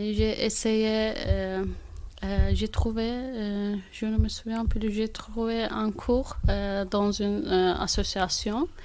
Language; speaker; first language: French; non-native, learner; Turkish